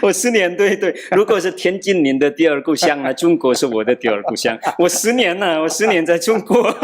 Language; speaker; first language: Chinese; non-native, fluent; Madurese